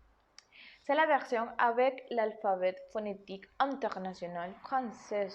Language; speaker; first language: French; non-native, learner; Spanish